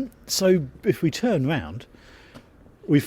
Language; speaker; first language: English; native; English